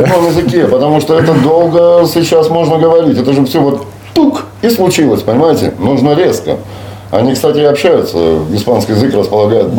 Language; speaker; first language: Russian; native; Russian